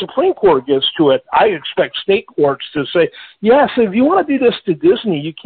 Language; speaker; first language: English; native; English